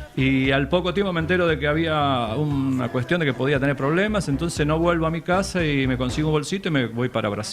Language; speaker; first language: Spanish; native; Spanish